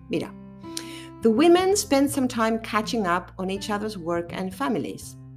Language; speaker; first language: English; non-native, fluent; Spanish